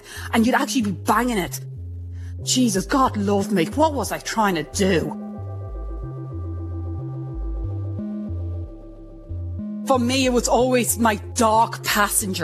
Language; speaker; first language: English; native; English